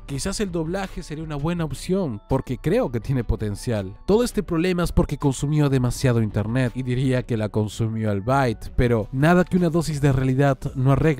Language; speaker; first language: Spanish; native; Spanish